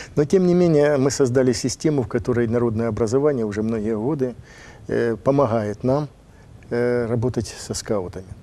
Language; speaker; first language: Russian; native; Russian